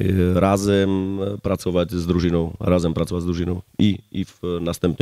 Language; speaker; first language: Polish; non-native, learner; Slovak